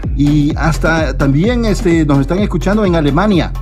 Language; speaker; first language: Spanish; native; Spanish